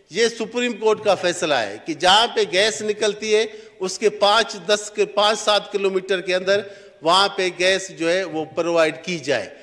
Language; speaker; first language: Urdu; non-native, local second language; Sindhi